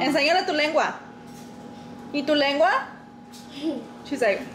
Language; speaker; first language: Spanish; early bilingual, heritage; Spanish